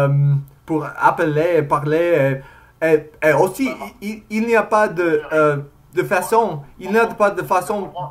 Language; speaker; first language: French; non-native, learner; English